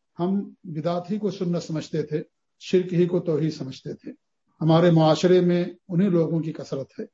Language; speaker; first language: Urdu; native; Urdu